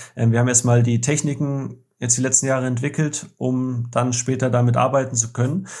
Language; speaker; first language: German; native; German